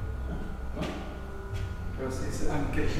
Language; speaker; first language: Spanish; non-native, local second language; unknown